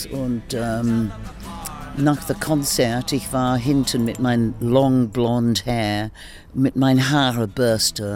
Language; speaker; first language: German; non-native, learner; English